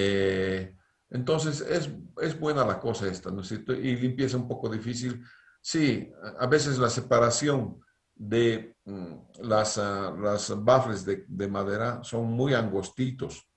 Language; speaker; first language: Spanish; native; Spanish